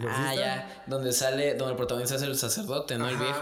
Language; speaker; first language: Spanish; native; Spanish